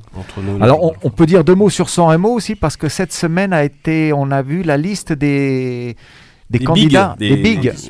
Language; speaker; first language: French; native; French